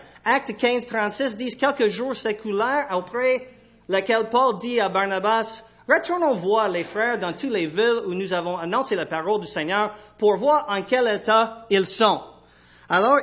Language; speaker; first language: French; non-native, fluent; English